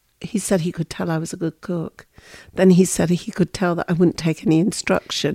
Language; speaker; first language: English; native; English